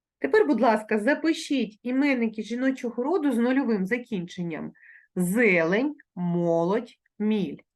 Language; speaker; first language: Ukrainian; native; Ukrainian